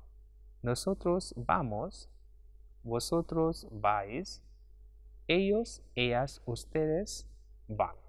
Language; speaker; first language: Spanish; non-native, fluent; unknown